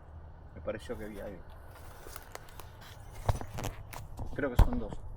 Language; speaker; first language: Spanish; native; Spanish